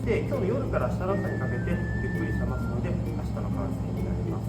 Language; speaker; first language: Japanese; native; Japanese